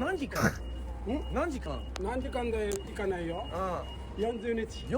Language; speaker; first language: Japanese; native; Japanese